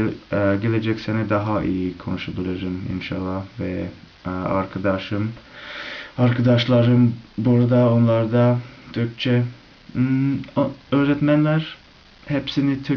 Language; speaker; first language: Turkish; non-native, learner; English